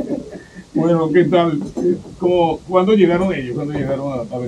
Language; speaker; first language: Spanish; native; Spanish